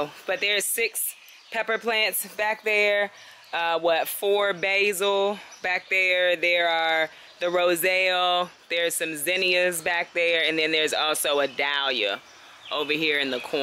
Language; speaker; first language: English; native; English